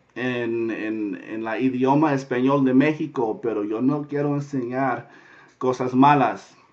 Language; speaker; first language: Spanish; non-native, learner; English